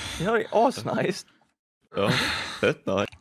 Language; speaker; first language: Swedish; native; Swedish